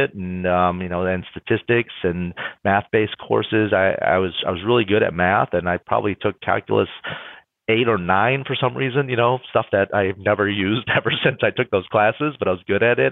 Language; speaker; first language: English; native; English